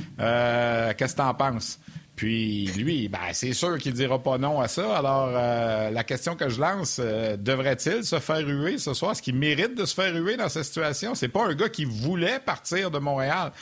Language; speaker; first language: French; native; French